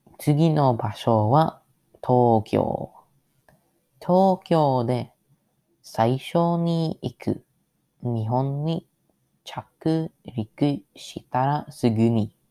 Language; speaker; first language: Japanese; non-native, learner; English